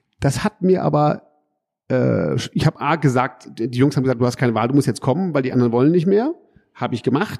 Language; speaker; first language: German; early bilingual, heritage; German